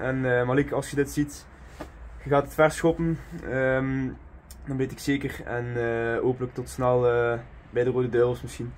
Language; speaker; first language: Dutch; native; Dutch